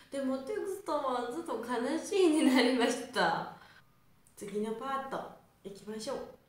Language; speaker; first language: Japanese; non-native, learner; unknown